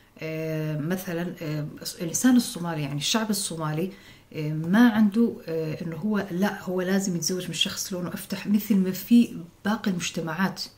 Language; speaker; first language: Arabic; non-native, local second language; Somali